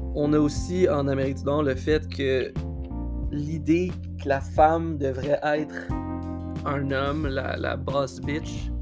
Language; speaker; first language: French; native; French